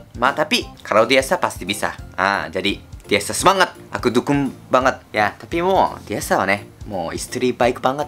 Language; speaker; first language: Indonesian; non-native, fluent; Japanese